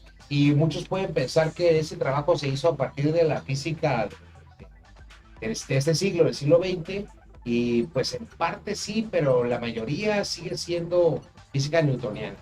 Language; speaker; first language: Spanish; native; Spanish